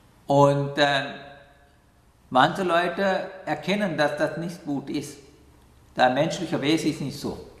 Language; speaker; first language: German; non-native, learner; Sinhala